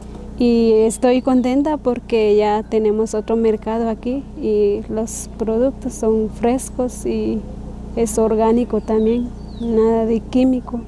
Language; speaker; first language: Spanish; non-native, local second language; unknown